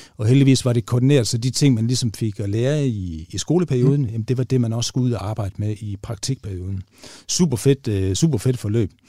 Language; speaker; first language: Danish; native; Danish